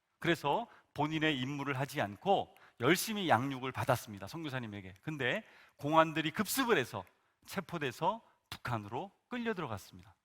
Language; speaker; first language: Korean; native; Korean